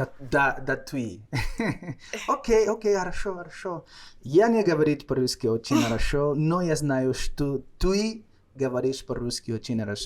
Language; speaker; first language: Russian; non-native, learner; Portuguese